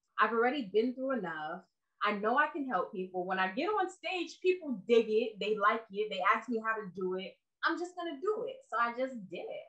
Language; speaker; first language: English; native; English